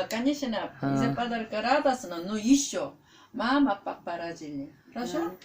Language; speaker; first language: Russian; non-native, learner; Korean